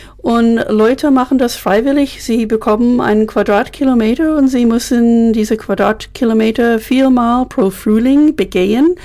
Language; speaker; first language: German; non-native, fluent; English